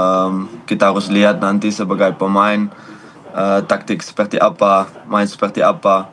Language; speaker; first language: Indonesian; non-native, fluent; Dutch